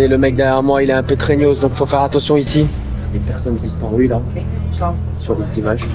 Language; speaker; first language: French; native; French